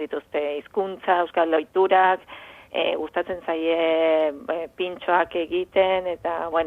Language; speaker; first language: Basque; non-native, fluent; Spanish